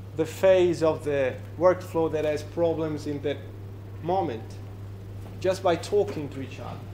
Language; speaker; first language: English; non-native, fluent; Italian